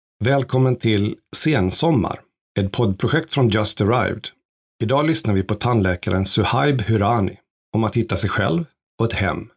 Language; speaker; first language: Swedish; native; Swedish